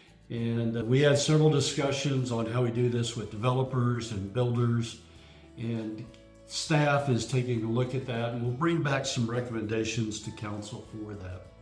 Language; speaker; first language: English; native; English